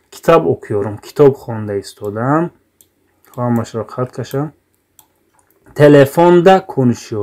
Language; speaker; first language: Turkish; non-native, fluent; Tajik